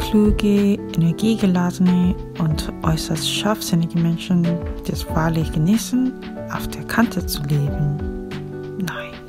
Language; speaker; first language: German; non-native, fluent; Korean